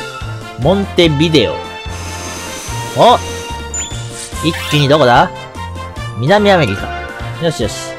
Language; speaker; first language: Japanese; native; Japanese